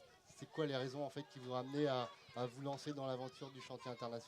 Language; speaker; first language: French; native; French